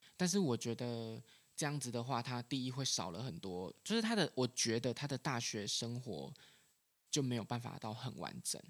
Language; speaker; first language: Chinese; native; Chinese